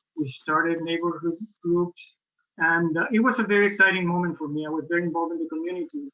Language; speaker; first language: English; non-native, fluent; Spanish